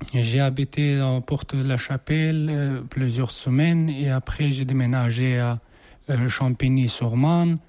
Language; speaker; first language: French; non-native, learner; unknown